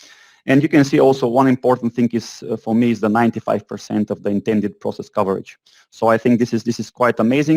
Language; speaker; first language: English; non-native, fluent; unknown